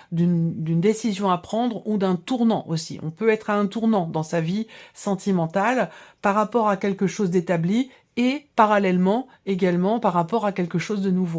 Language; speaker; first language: French; native; French